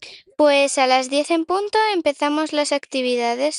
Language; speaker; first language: Spanish; native; Spanish